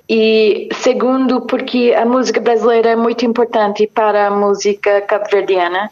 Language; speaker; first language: Portuguese; non-native, fluent; English